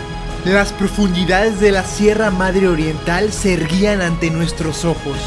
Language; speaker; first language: Spanish; native; Spanish